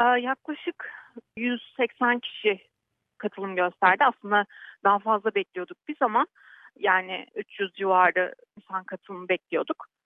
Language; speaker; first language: Turkish; native; Turkish